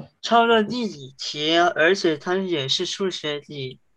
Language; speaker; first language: Chinese; early bilingual, heritage; Chinese